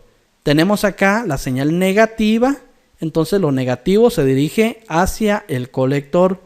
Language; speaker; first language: Spanish; native; Spanish